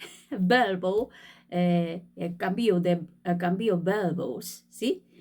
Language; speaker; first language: Spanish; non-native, learner; Korean